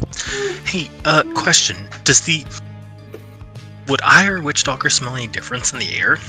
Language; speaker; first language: English; native; English